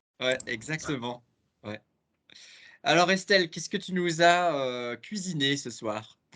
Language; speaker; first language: French; native; French